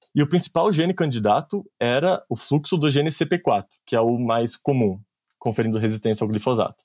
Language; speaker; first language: Portuguese; native; Portuguese